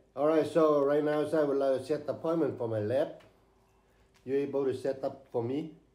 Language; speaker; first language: English; non-native, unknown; Vietnamese